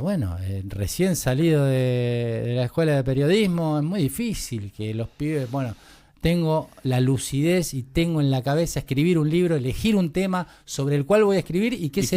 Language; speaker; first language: Spanish; native; Spanish